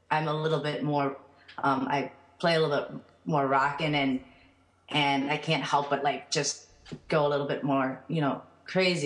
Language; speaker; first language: English; native; English